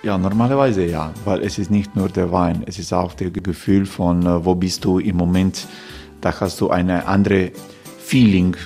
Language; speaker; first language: German; non-native, learner; Croatian